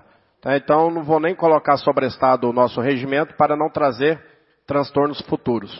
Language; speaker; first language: Portuguese; native; Portuguese